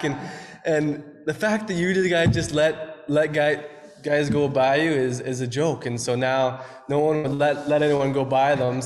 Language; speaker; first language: English; native; English